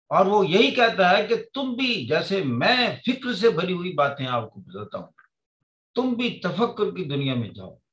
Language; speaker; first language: Urdu; non-native, local second language; Punjabi